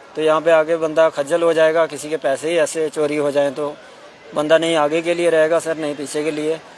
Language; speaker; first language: Hindi; native; Hindi